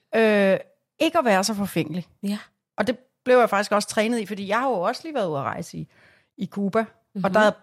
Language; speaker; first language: Danish; native; Danish